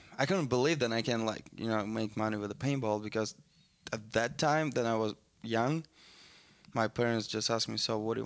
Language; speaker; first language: English; non-native, learner; Russian